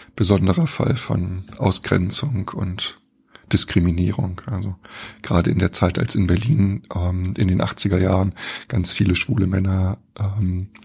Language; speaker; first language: German; native; German